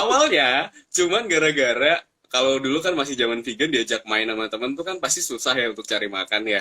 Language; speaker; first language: Indonesian; native; Indonesian